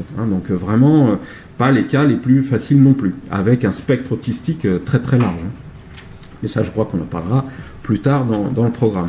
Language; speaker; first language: French; native; French